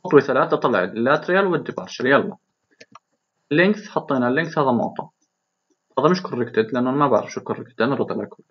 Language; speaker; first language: Arabic; native; Arabic